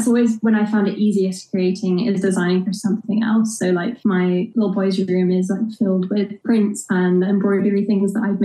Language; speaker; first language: English; native; English